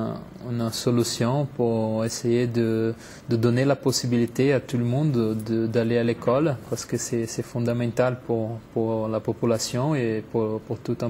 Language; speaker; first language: French; non-native, fluent; Portuguese